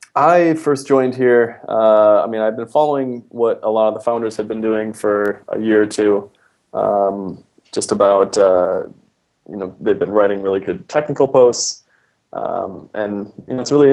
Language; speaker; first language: English; native; English